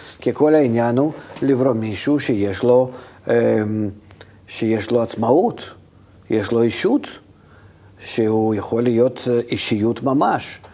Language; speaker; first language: Hebrew; non-native, fluent; Russian